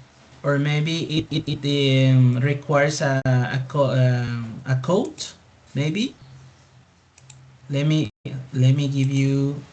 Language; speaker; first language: English; non-native, fluent; Spanish